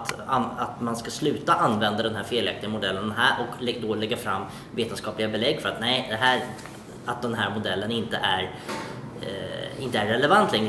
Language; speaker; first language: Swedish; native; Swedish